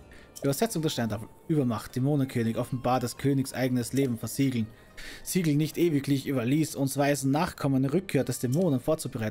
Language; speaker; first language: German; native; German